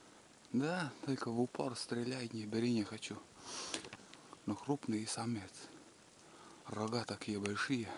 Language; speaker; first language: Russian; native; Russian